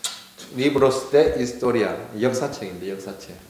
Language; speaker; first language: Spanish; non-native, learner; Korean